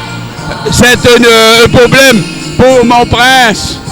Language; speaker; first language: French; non-native, learner; Dutch